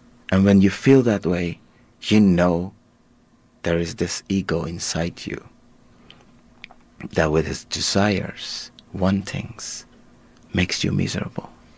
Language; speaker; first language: English; non-native, fluent; Persian